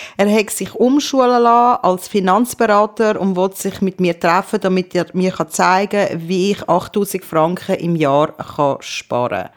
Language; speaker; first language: German; early bilingual, other home language; Persian